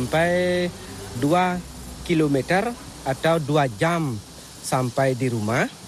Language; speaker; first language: Indonesian; non-native, local second language; Balinese